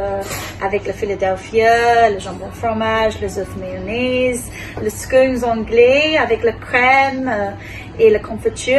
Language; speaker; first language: French; non-native, learner; English